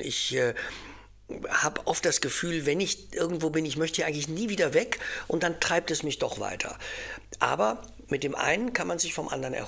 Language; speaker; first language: German; native; German